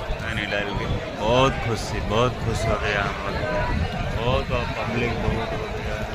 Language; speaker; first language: Hindi; non-native, local second language; Odia